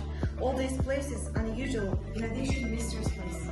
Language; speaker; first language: English; non-native, learner; Kazakh